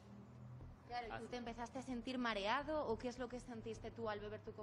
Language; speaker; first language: Spanish; native; Spanish